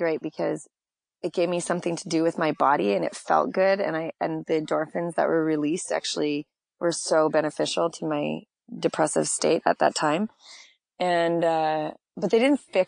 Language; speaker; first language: English; native; English